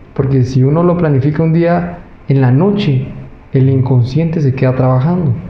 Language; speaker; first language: Spanish; native; Spanish